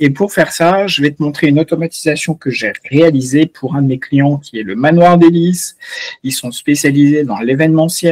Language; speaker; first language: French; native; French